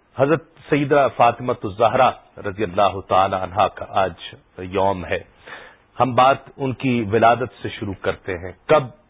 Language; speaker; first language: Urdu; native; Urdu